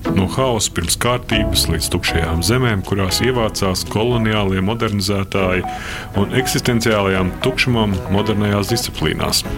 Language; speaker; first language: Latvian; native; Latvian